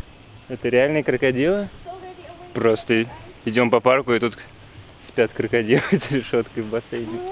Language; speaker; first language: Russian; native; Russian